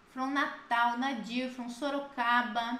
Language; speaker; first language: English; non-native, fluent; Portuguese